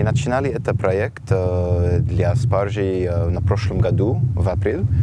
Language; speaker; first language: Russian; non-native, learner; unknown